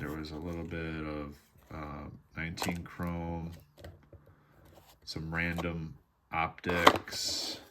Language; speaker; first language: English; native; English